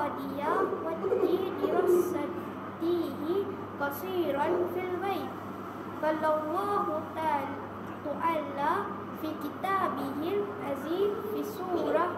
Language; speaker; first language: Arabic; non-native, learner; Malay